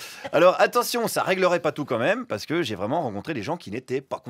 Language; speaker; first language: French; native; French